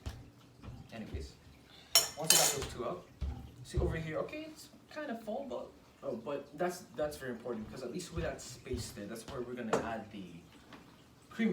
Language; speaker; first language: English; native; English